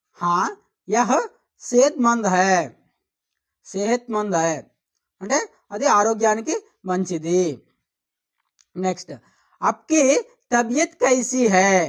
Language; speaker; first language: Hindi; non-native, local second language; Telugu